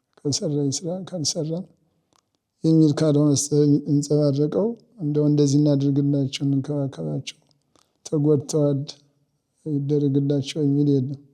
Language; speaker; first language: Amharic; native; Amharic